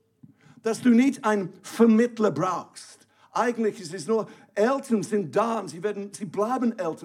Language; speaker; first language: German; non-native, fluent; English